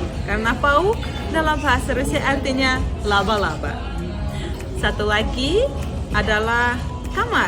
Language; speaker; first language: Indonesian; non-native, fluent; Russian